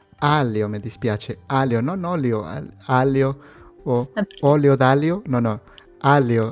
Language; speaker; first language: Italian; non-native, learner; Spanish